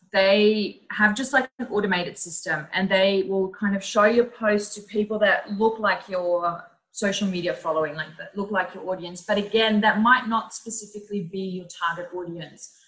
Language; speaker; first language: English; non-native, fluent; Dutch